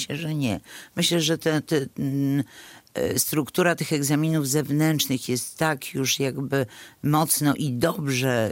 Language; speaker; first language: Polish; native; Polish